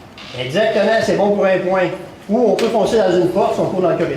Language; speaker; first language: French; native; French